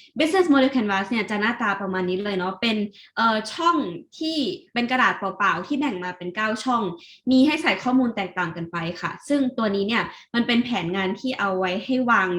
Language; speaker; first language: Thai; native; Thai